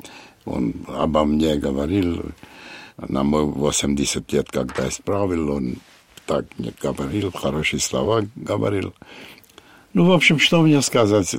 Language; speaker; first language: Russian; non-native, fluent; Armenian